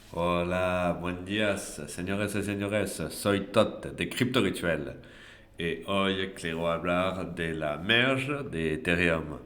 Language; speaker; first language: Spanish; non-native, fluent; French